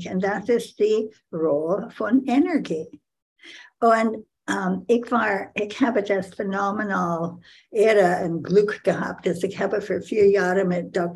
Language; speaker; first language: German; non-native, learner; English